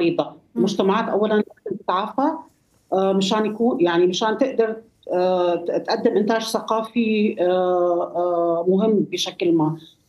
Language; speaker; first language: Arabic; native; Arabic